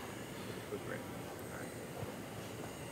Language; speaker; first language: English; native; English